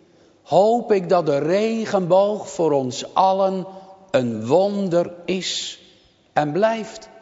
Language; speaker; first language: Dutch; native; Dutch